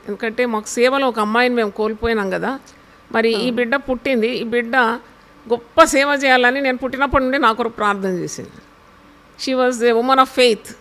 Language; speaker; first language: Telugu; non-native, local second language; Malayalam